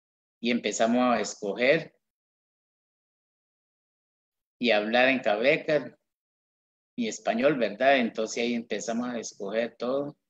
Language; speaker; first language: Spanish; non-native, local second language; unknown